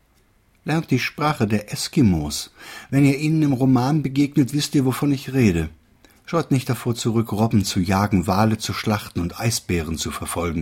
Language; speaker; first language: German; native; German